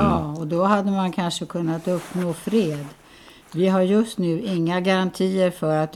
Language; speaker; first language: Swedish; native; Swedish